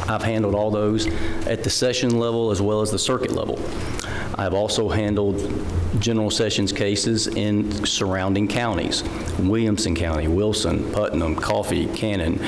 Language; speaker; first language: English; native; English